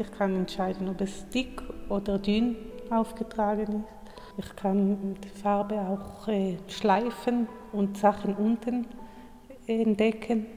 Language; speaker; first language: German; non-native, fluent; Hebrew